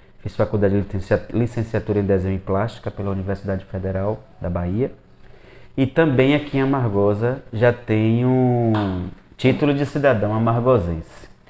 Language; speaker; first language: Portuguese; early bilingual, other home language; Spanish